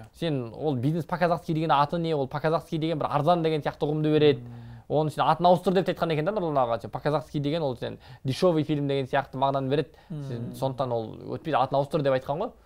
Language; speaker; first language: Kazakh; native; Kazakh